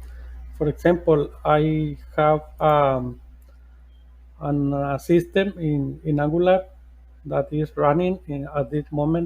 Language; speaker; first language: English; non-native, learner; Spanish